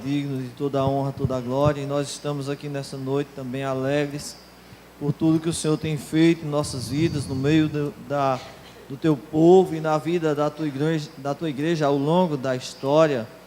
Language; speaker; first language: Portuguese; native; Portuguese